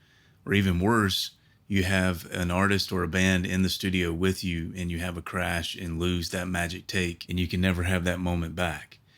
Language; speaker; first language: English; native; English